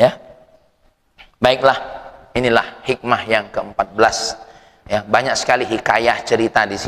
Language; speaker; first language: Indonesian; native; Indonesian